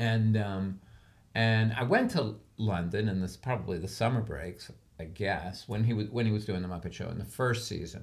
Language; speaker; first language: English; native; English